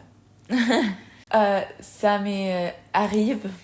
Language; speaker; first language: French; non-native, fluent; Spanish